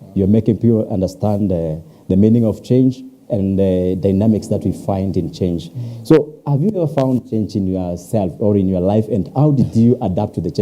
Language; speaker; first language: English; non-native, local second language; Swahili